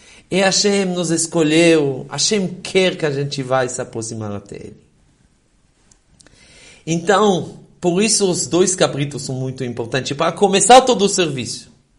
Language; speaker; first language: Portuguese; non-native, fluent; Hebrew